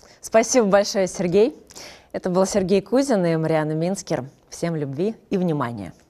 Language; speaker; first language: Russian; native; Russian